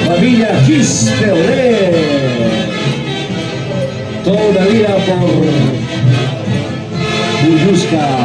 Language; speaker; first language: Spanish; native; Spanish